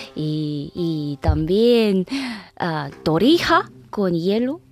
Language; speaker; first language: Spanish; non-native, learner; Korean